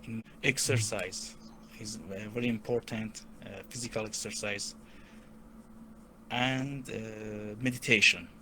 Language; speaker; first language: English; non-native, learner; Persian